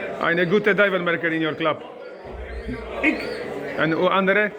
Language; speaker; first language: Dutch; non-native, learner; Polish